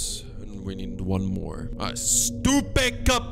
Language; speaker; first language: English; native; English